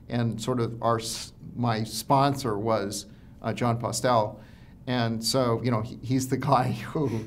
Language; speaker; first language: English; native; English